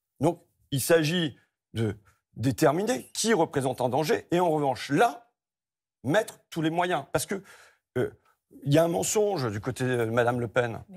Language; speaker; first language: French; native; French